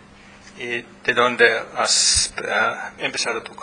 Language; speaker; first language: Spanish; non-native, learner; Finnish